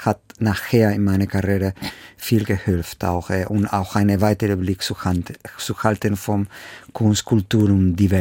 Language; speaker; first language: German; non-native, fluent; Spanish